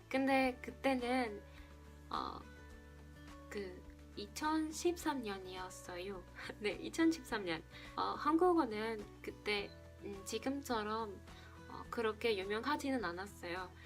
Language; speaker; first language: Korean; non-native, fluent; Spanish